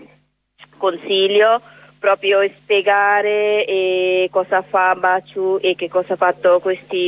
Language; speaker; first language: Italian; non-native, learner; Bangla